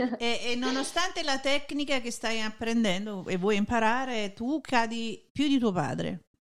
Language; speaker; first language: Italian; native; Italian